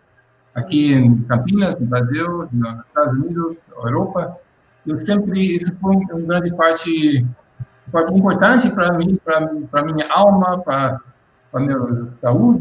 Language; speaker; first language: Portuguese; non-native, fluent; English